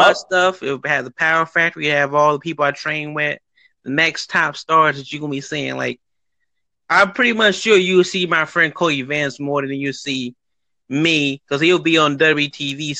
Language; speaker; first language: English; native; English